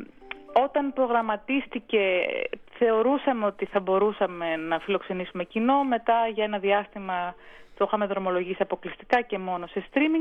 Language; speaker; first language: Greek; native; Greek